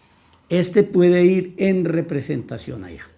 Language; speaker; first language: Spanish; native; Spanish